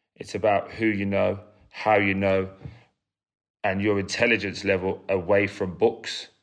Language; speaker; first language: English; native; English